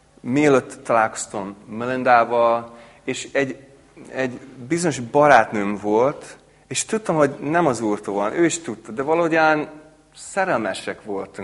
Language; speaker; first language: Hungarian; non-native, fluent; English